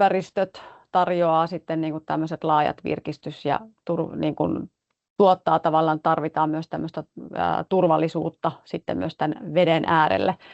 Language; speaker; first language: Finnish; native; Finnish